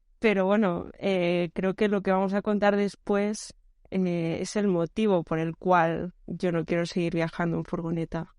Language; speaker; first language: Spanish; early bilingual, other home language; Portuguese